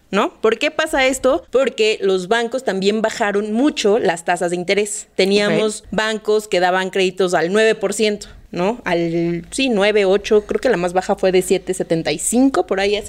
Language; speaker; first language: Spanish; native; Spanish